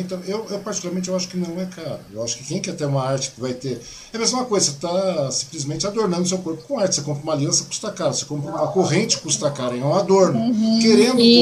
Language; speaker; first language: Portuguese; native; Portuguese